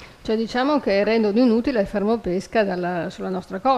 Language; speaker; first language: Italian; native; Italian